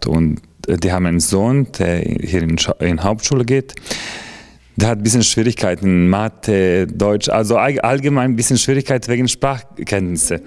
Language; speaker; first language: German; non-native, fluent; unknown